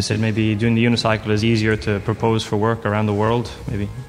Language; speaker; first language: English; non-native, fluent; French